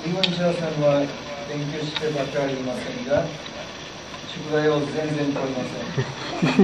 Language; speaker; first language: Japanese; non-native, learner; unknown